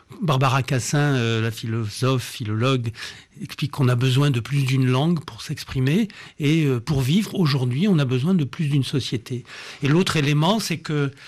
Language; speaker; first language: French; native; French